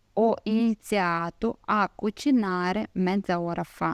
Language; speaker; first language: Italian; non-native, fluent; Ukrainian